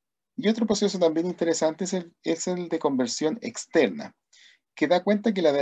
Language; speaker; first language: Spanish; native; Spanish